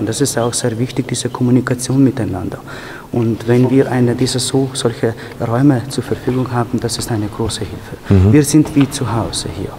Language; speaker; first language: German; non-native, fluent; Ukrainian